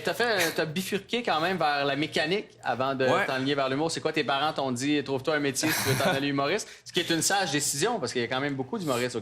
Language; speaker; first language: French; native; French